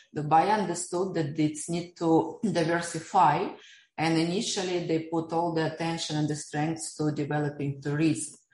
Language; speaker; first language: English; non-native, fluent; Russian